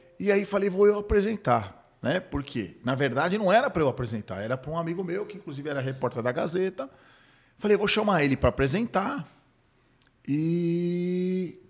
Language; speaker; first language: Portuguese; early bilingual, other home language; Hebrew